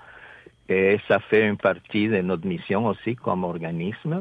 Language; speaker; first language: French; non-native, fluent; Spanish